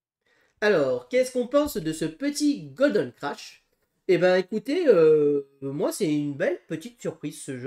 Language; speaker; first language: French; native; French